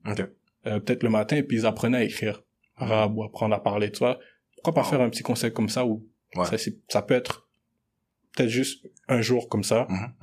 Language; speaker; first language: French; early bilingual, other home language; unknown